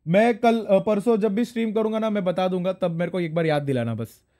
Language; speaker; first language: Hindi; non-native, local second language; Marathi